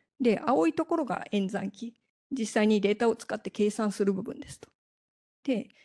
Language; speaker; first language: Japanese; native; Japanese